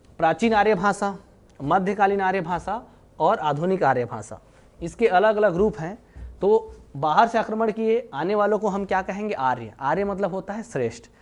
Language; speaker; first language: Hindi; native; Hindi